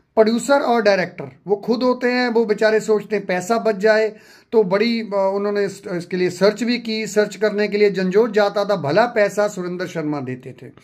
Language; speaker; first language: Hindi; non-native, local second language; Punjabi